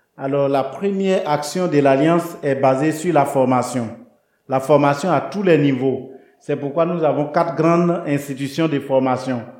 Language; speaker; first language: French; non-native, local second language; Baoulé